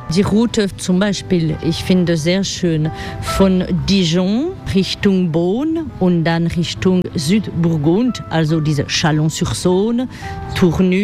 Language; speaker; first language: German; non-native, learner; French